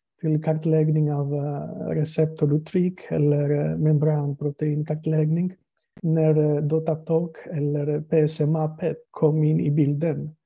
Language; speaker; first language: Swedish; non-native, fluent; Greek